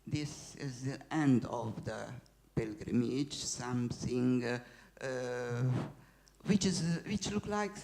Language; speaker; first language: English; non-native, fluent; Hungarian